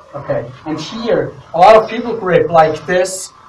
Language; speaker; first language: English; non-native, fluent; Swiss German